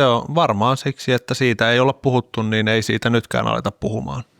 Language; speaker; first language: Finnish; native; Finnish